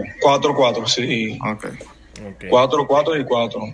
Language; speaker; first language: Spanish; early bilingual, heritage; English